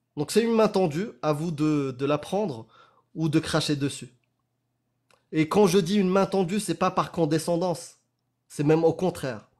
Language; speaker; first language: French; non-native, local second language; Arabic